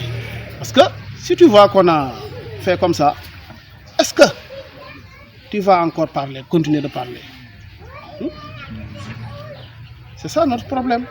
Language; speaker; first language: French; non-native, local second language; Wolof